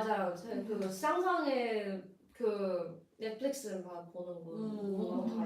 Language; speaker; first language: Korean; non-native, learner; Cantonese